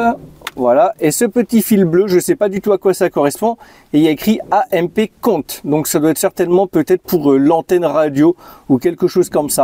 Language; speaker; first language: French; native; French